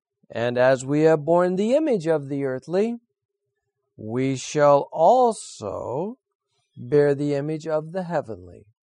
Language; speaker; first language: English; native; English